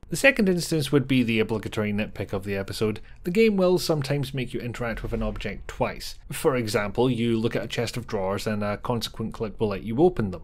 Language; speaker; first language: English; native; English